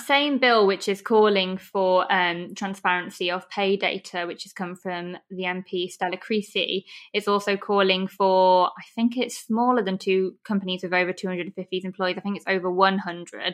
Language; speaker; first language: English; native; English